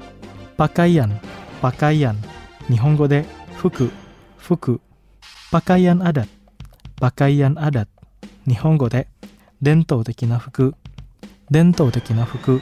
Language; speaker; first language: Japanese; non-native, fluent; Indonesian